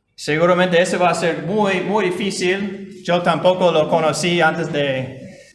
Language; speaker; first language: Spanish; non-native, fluent; English